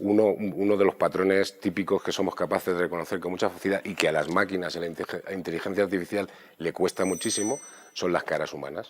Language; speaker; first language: Spanish; native; Spanish